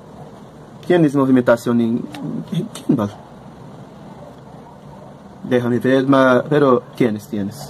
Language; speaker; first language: Spanish; non-native, learner; Portuguese